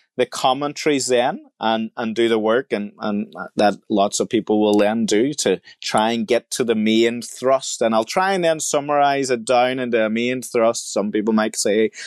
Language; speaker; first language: English; native; English